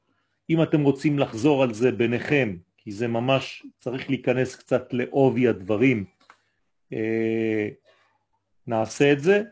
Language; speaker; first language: Hebrew; non-native, fluent; French